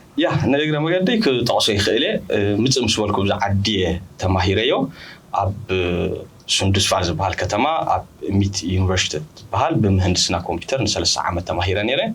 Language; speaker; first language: Tigrinya; early bilingual, heritage; Tigrinya